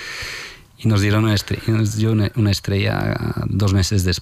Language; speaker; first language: Spanish; non-native, fluent; French